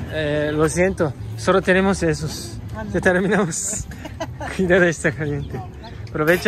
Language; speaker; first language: Spanish; non-native, learner; Japanese